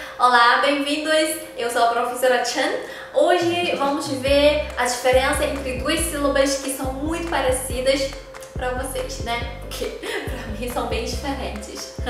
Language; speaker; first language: Portuguese; non-native, fluent; Chinese